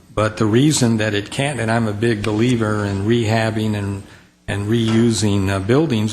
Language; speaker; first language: English; native; English